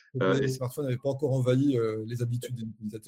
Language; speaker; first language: French; native; French